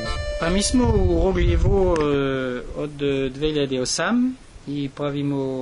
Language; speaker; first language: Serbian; non-native, learner; French